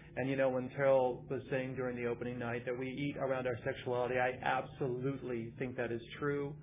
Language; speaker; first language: English; native; English